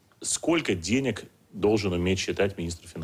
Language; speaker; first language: Russian; native; Russian